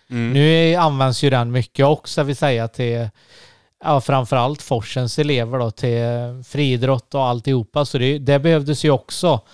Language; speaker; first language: Swedish; native; Swedish